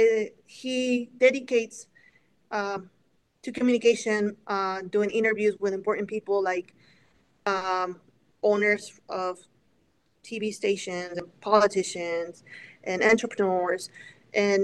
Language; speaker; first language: English; non-native, fluent; Spanish